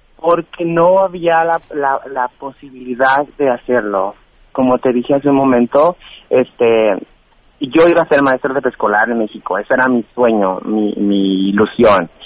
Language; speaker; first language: Spanish; native; Spanish